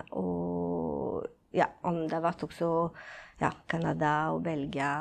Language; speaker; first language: Norwegian; non-native, fluent; French